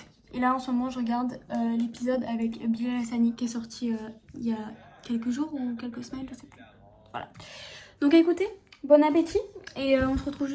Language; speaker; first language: French; native; French